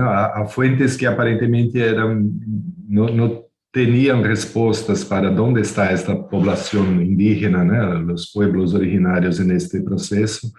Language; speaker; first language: Portuguese; non-native, fluent; Spanish